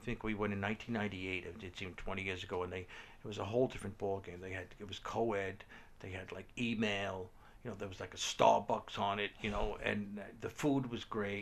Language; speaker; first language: English; native; English